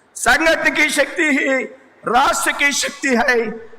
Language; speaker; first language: Hindi; non-native, local second language; Telugu